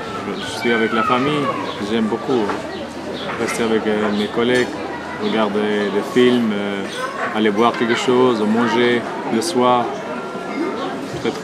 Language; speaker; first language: French; non-native, fluent; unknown